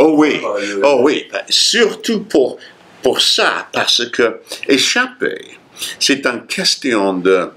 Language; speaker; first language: French; non-native, fluent; English